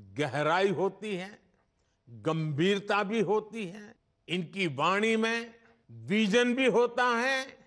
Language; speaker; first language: Hindi; non-native, local second language; Gujarati